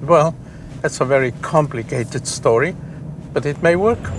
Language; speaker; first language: English; non-native, fluent; Bulgarian